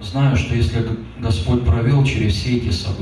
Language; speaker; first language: Russian; native; Russian